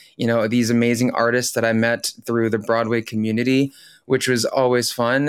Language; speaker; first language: English; early bilingual, other home language; Filipino